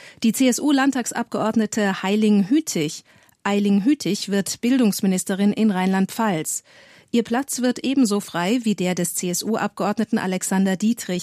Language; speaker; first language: German; native; German